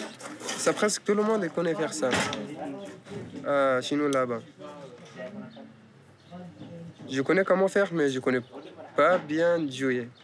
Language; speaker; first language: French; non-native, learner; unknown